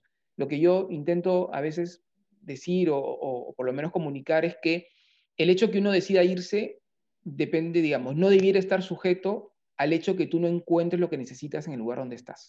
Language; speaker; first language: Spanish; native; Spanish